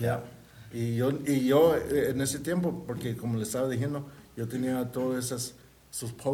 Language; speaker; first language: Spanish; early bilingual, heritage; Spanish